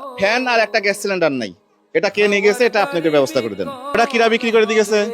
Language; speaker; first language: Bangla; native; Bangla